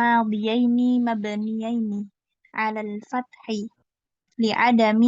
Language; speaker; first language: Arabic; non-native, learner; Indonesian